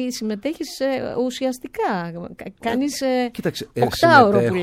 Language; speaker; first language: Greek; native; Greek